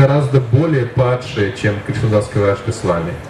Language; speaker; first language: Russian; native; Russian